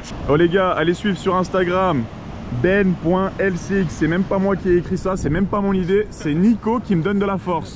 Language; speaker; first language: French; native; French